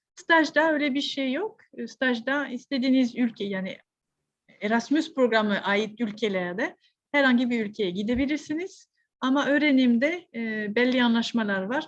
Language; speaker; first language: Turkish; non-native, fluent; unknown